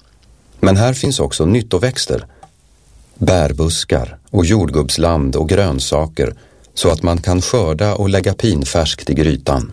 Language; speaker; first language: Swedish; native; Swedish